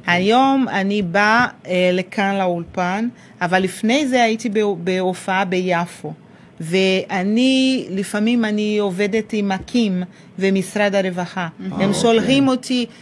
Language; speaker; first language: Hebrew; non-native, fluent; Portuguese